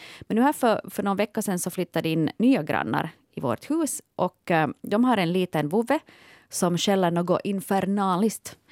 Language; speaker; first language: Swedish; native; Swedish